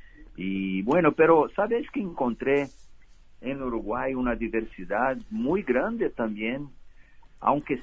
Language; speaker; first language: Spanish; non-native, fluent; Portuguese